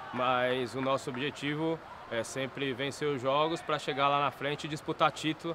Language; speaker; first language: Portuguese; native; Portuguese